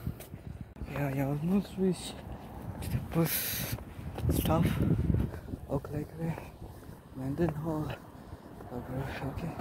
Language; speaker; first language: English; non-native, learner; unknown